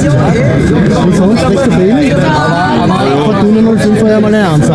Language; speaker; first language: German; native; German